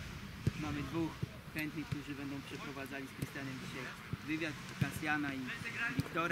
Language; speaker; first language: Polish; native; Polish